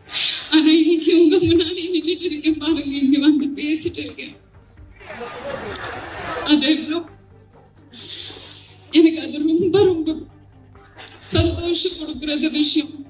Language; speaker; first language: Tamil; non-native, fluent; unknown